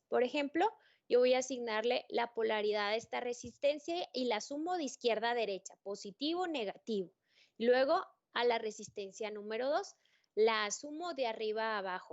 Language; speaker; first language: Spanish; native; Spanish